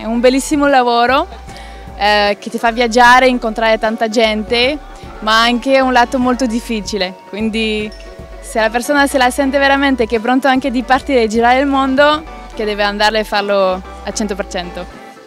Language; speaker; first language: Italian; non-native, fluent; Swedish